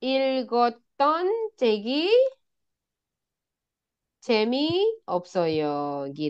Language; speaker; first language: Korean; non-native, fluent; Indonesian